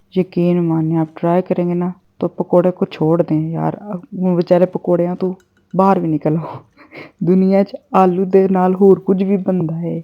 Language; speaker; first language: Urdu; non-native, local second language; Punjabi